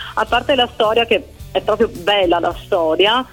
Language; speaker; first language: Italian; native; Italian